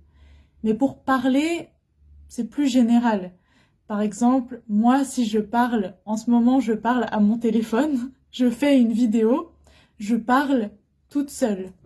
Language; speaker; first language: French; non-native, fluent; Arabic